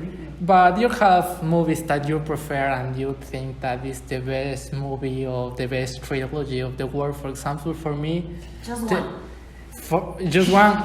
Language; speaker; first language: English; non-native, learner; Spanish